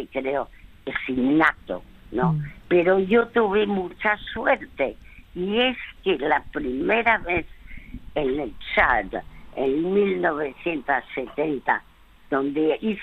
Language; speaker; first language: Spanish; early bilingual, other home language; French